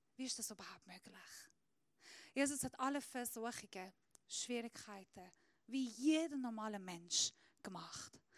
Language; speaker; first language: German; non-native, fluent; Persian